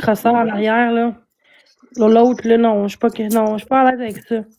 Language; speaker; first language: French; native; French